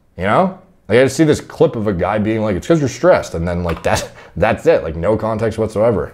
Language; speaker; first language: English; native; English